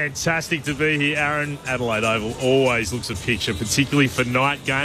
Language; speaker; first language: English; native; English